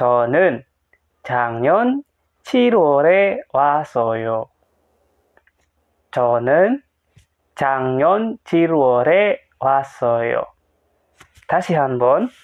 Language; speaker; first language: Korean; non-native, fluent; Indonesian